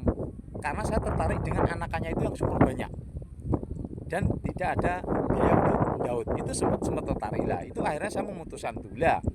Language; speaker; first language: Indonesian; non-native, local second language; Javanese